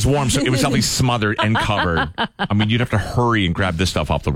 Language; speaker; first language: English; native; English